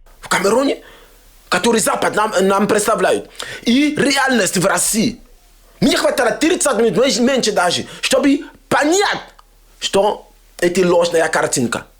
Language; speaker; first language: Russian; non-native, fluent; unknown